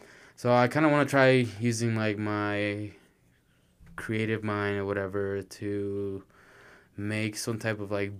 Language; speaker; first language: English; non-native, fluent; Spanish